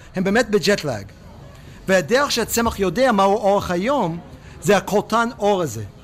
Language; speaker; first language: Hebrew; non-native, fluent; English